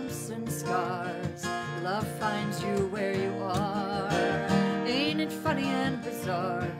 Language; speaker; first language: English; native; English